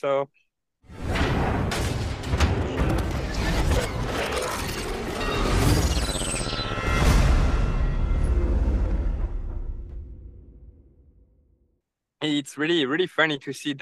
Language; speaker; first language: English; non-native, fluent; French